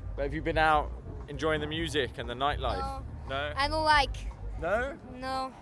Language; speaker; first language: English; non-native, fluent; Italian